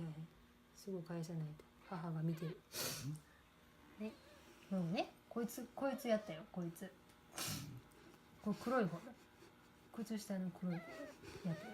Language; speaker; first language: Japanese; native; Japanese